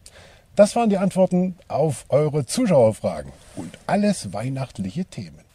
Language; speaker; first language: German; native; German